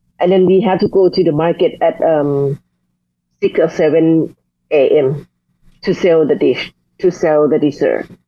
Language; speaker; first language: English; non-native, learner; Thai